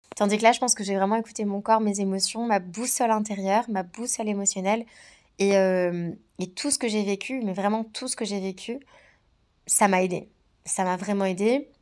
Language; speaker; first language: French; native; French